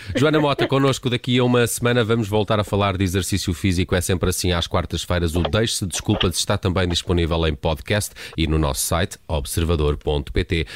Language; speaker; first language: Portuguese; native; Portuguese